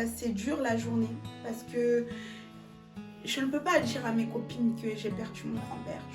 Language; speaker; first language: French; early bilingual, other home language; Lingala